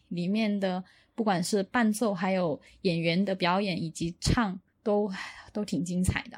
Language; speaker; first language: Chinese; non-native, local second language; Min Nan Chinese